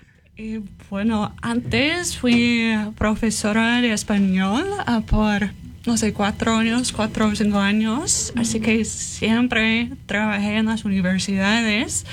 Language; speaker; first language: Spanish; non-native, fluent; English